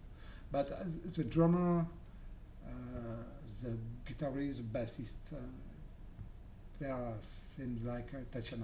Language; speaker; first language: English; non-native, learner; French